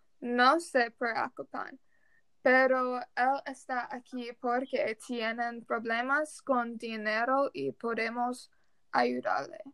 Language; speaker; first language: Spanish; non-native, learner; English